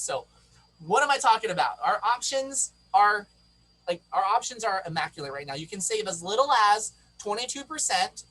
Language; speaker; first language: English; native; English